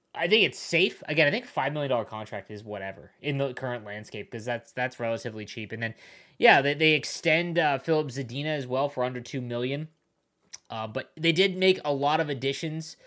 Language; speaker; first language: English; native; English